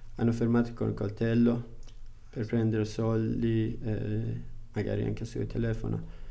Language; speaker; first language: Italian; non-native, fluent; Persian